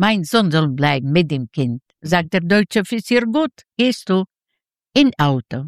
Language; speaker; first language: German; non-native, fluent; Yiddish